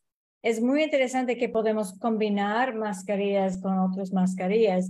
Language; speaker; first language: Spanish; non-native, fluent; English